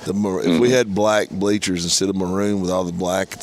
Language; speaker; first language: English; native; English